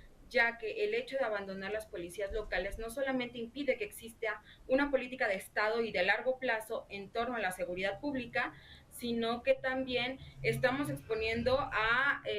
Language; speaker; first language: Spanish; native; Spanish